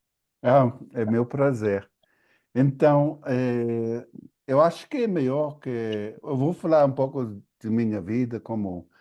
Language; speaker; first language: Portuguese; non-native, fluent; English